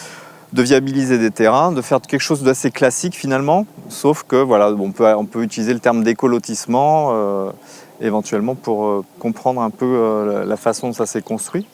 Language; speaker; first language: French; native; French